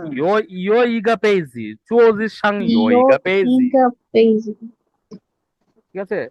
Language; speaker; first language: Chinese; non-native, fluent; Bangla